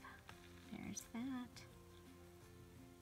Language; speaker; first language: English; native; English